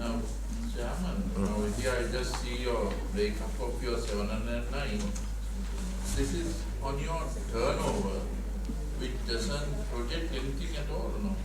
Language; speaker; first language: English; non-native, local second language; Sinhala